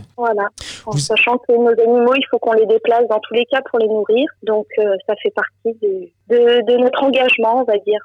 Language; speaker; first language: French; native; French